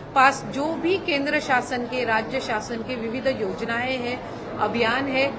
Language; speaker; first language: Hindi; non-native, local second language; Marathi